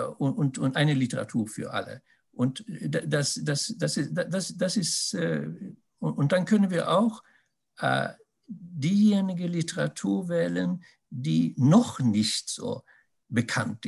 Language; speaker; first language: German; non-native, fluent; Swedish